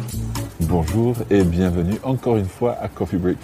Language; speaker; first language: French; non-native, fluent; English